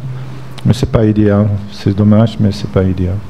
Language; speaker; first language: French; non-native, fluent; Dutch